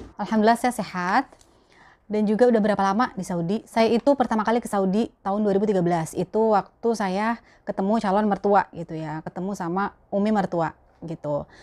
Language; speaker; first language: Indonesian; native; Indonesian